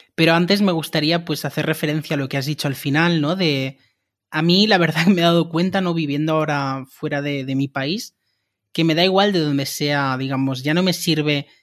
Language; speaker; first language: Spanish; native; Spanish